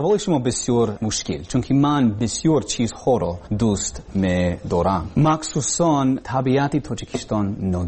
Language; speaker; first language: Persian; non-native, learner; English